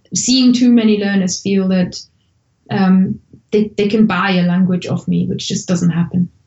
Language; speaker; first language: English; non-native, fluent; German